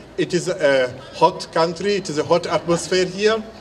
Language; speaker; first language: English; non-native, learner; Hungarian